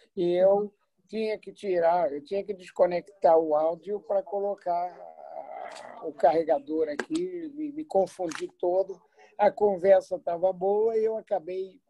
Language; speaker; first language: Portuguese; native; Portuguese